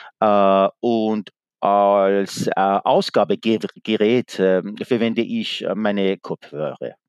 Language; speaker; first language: German; non-native, fluent; Persian